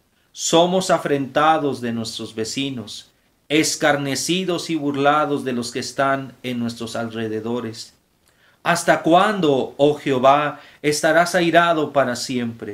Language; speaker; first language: Spanish; native; Spanish